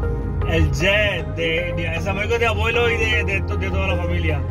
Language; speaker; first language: Spanish; non-native, fluent; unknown